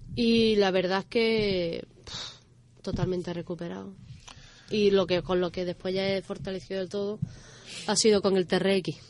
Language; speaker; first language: Spanish; native; Spanish